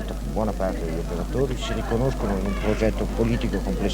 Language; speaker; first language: Italian; native; Italian